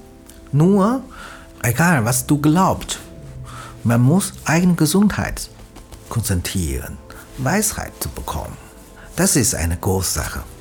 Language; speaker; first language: German; non-native, learner; Chinese